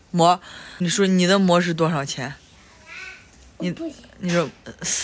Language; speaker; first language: Chinese; native; Chinese